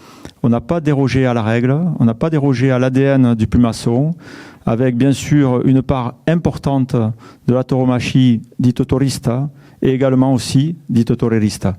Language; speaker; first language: French; native; French